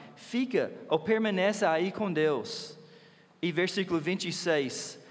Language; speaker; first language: Portuguese; non-native, fluent; English